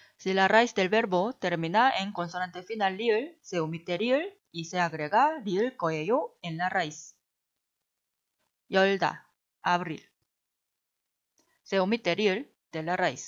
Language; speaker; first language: Spanish; non-native, fluent; Korean